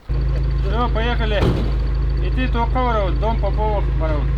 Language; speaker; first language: Russian; non-native, local second language; Yakut